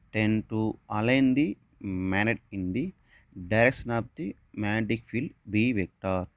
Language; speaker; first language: English; non-native, local second language; Tamil